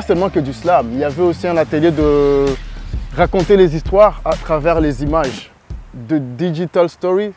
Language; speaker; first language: French; non-native, local second language; Rundi